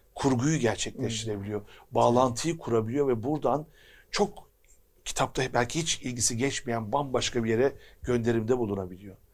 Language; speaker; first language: Turkish; native; Turkish